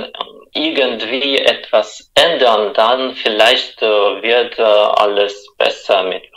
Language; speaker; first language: German; non-native, fluent; Russian